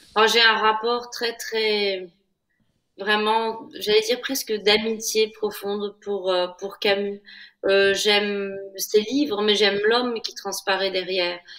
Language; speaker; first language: French; native; French